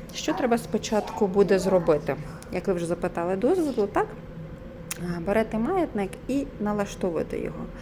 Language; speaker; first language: Ukrainian; non-native, local second language; Russian